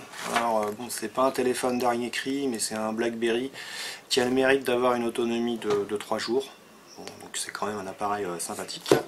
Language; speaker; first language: French; native; French